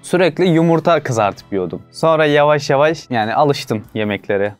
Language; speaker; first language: Turkish; non-native, fluent; Uzbek